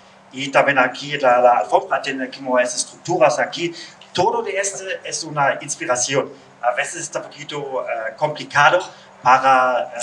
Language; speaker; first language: Spanish; non-native, learner; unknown